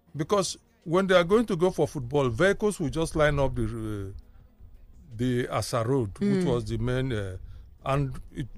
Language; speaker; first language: English; non-native, local second language; Igbo